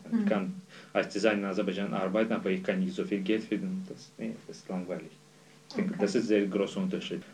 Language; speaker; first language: German; non-native, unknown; Azerbaijani